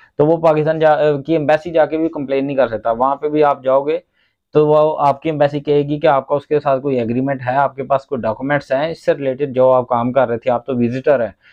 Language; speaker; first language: Urdu; non-native, local second language; Punjabi